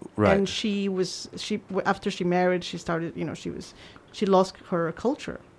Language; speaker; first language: English; non-native, fluent; Chinese